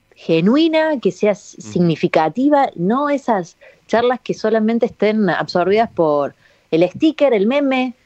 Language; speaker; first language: Spanish; native; Spanish